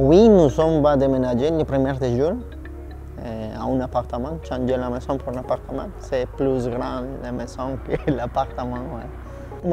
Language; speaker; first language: French; non-native, learner; Spanish